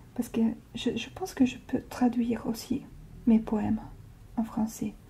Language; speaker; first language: French; non-native, fluent; Italian